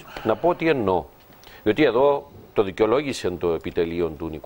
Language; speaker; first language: Greek; native; Greek